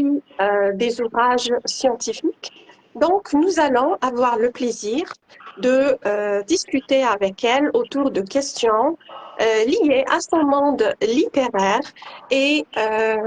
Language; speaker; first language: French; non-native, local second language; Arabic